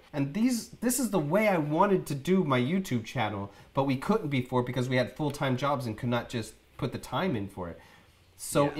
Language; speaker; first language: English; native; English